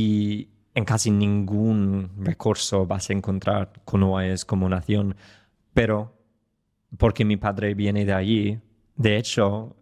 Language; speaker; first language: Spanish; non-native, fluent; English